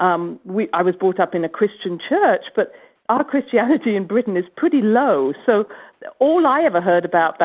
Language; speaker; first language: English; native; English